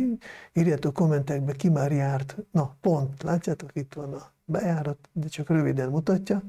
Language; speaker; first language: Hungarian; non-native, local second language; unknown